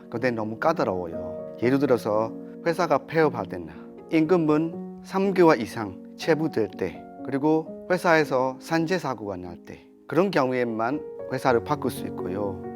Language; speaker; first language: Korean; non-native, fluent; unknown